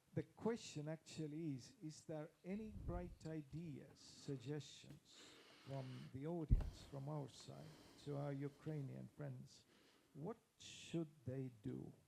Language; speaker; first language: English; non-native, fluent; Estonian